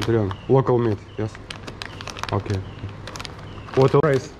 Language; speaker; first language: English; non-native, learner; Lithuanian